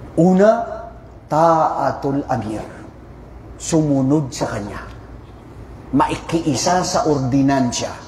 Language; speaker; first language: Filipino; non-native, local second language; Maranao